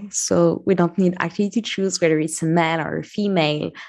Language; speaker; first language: English; non-native, fluent; Arabic